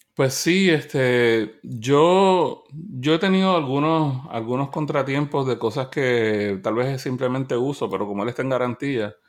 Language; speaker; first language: Spanish; native; Spanish